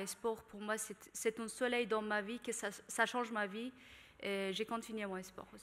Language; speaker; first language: French; non-native, learner; Persian